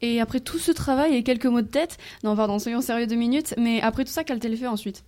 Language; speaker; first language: French; native; French